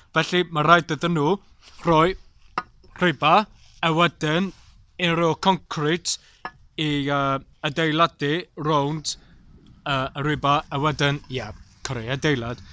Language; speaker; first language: Welsh; non-native, local second language; English